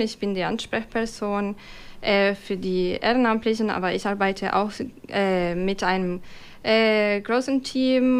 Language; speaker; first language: German; non-native, fluent; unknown